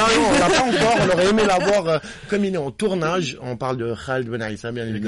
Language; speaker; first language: French; non-native, local second language; Arabic